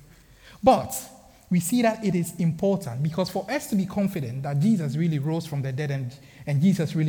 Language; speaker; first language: English; non-native, local second language; Akan